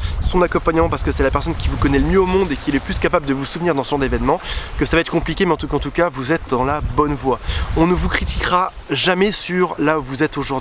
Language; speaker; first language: French; native; French